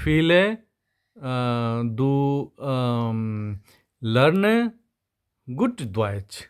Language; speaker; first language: German; non-native, learner; Hindi